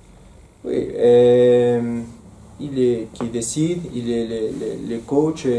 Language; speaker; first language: French; non-native, learner; Spanish